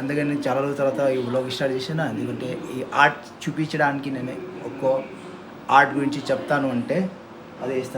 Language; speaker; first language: Telugu; non-native, learner; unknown